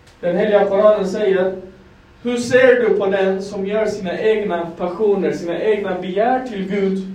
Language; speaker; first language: Swedish; non-native, fluent; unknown